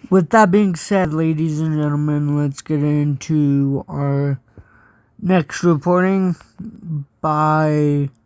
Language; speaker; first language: English; native; English